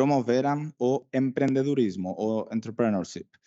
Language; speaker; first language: Portuguese; non-native, fluent; Spanish